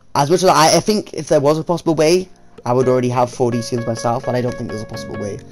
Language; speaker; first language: English; native; English